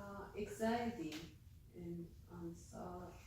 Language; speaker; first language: English; non-native, learner; Chinese